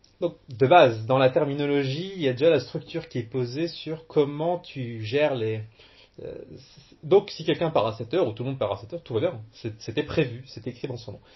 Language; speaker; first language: French; early bilingual, other home language; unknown